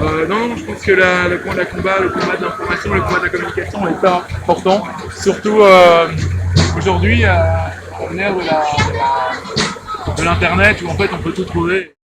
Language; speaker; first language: French; native; French